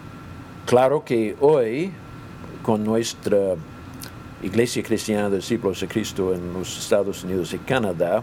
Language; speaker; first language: Spanish; non-native, fluent; English